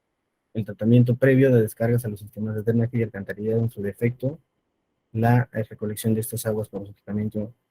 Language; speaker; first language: Spanish; native; Spanish